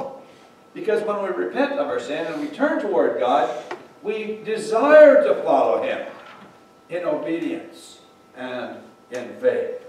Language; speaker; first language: English; native; English